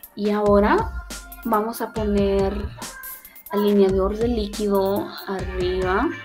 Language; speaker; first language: Spanish; early bilingual, heritage; Spanish